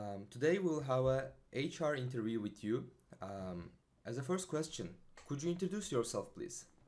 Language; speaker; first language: English; non-native, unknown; Turkish